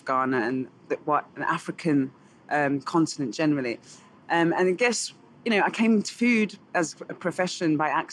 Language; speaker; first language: English; native; English